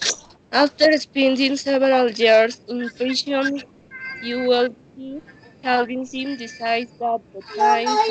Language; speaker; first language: English; non-native, learner; Spanish